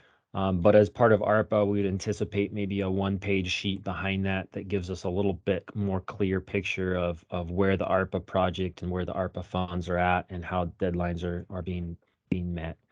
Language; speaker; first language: English; native; English